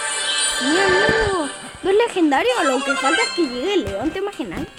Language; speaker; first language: Spanish; native; Spanish